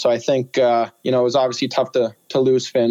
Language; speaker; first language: English; native; English